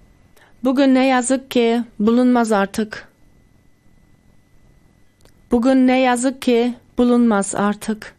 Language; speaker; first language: Turkish; early bilingual, heritage; Turkish